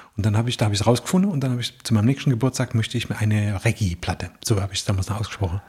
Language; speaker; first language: German; native; German